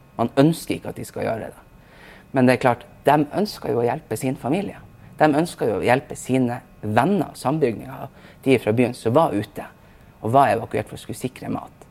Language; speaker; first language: Norwegian; native; Norwegian